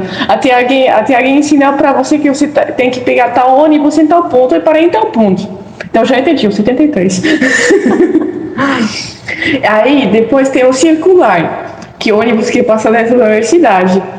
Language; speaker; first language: Portuguese; non-native, fluent; French